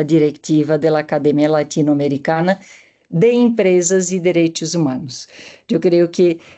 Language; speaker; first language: Spanish; non-native, fluent; Portuguese